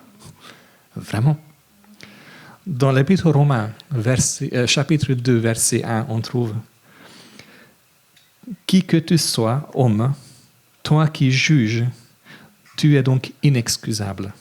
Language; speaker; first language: French; non-native, fluent; English